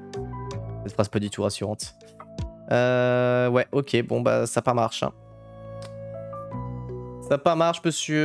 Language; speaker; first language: French; native; French